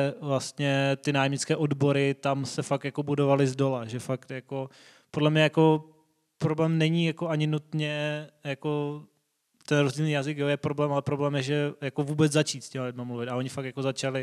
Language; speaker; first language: Czech; native; Czech